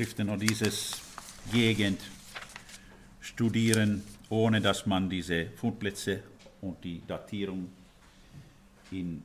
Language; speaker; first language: German; non-native, fluent; Finnish